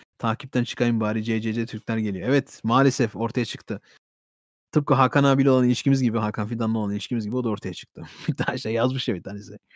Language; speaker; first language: Turkish; early bilingual, heritage; Turkish